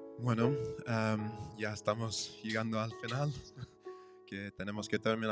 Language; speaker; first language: Spanish; non-native, fluent; English